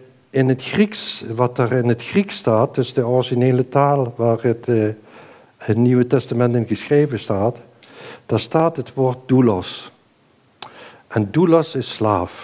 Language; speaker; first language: Dutch; native; Dutch